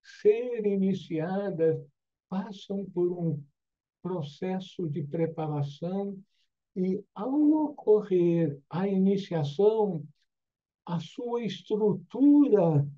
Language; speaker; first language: Portuguese; native; Portuguese